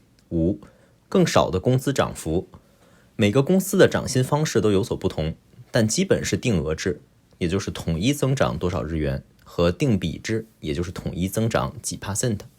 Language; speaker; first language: Chinese; native; Chinese